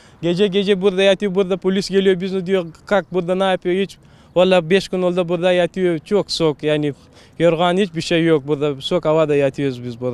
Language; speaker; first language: Turkish; non-native, learner; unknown